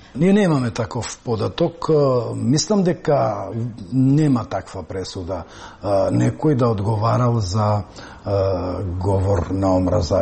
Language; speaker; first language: Macedonian; non-native, local second language; Albanian